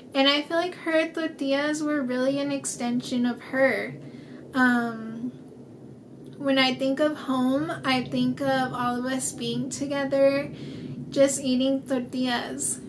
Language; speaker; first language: English; native; English